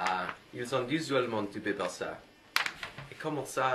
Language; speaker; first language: French; non-native, learner; English